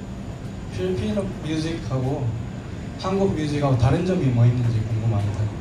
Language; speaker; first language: Korean; non-native, learner; Filipino